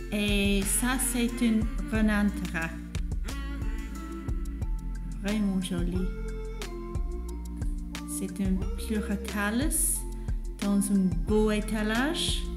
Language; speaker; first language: French; non-native, fluent; English